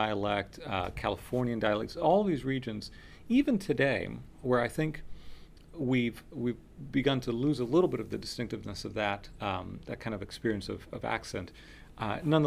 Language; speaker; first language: English; early bilingual, other home language; Spanish